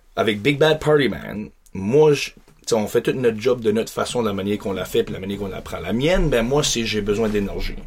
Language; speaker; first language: French; native; French